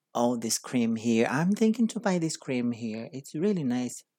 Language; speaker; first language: English; non-native, learner; Portuguese